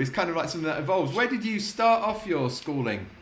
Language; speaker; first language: English; native; English